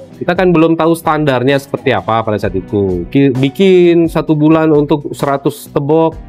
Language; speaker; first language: Indonesian; native; Indonesian